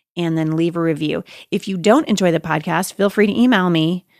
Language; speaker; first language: English; native; English